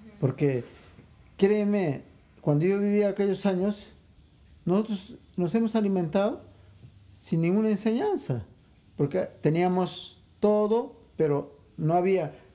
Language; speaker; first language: Spanish; non-native, local second language; Quechua